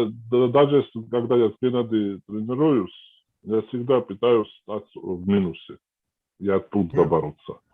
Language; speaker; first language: Russian; non-native, fluent; Georgian